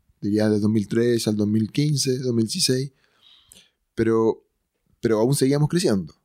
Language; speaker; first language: Spanish; native; Spanish